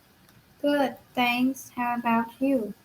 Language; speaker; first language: English; non-native, learner; Vietnamese